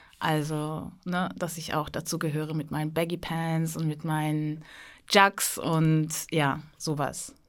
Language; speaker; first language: German; early bilingual, other home language; Turkish